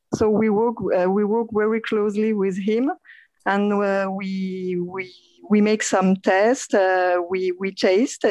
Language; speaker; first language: English; non-native, fluent; French